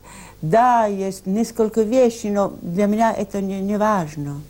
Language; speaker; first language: Russian; non-native, learner; Italian